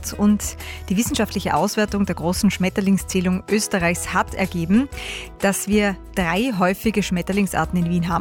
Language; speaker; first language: German; native; German